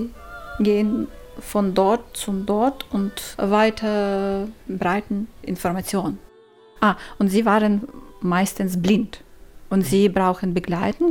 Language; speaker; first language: German; non-native, learner; Ukrainian